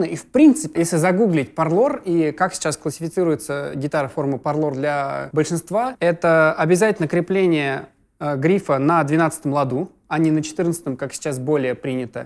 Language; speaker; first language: Russian; native; Russian